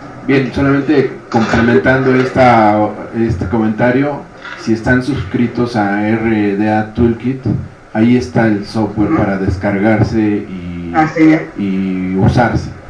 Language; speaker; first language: Spanish; native; Spanish